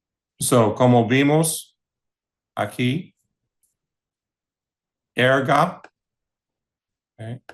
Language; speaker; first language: Spanish; early bilingual, heritage; English